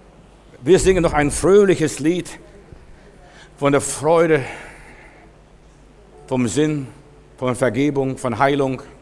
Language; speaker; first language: German; native; German